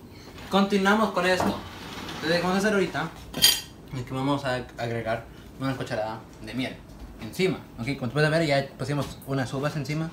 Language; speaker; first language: Spanish; early bilingual, heritage; Spanish